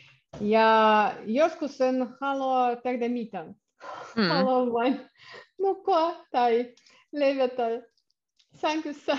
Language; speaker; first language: Finnish; non-native, learner; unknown